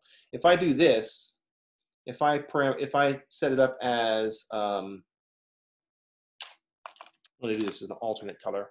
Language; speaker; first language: English; native; English